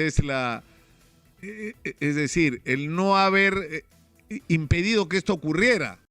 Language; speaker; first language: Spanish; native; Spanish